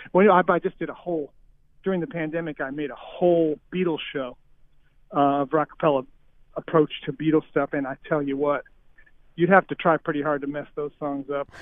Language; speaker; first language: English; native; English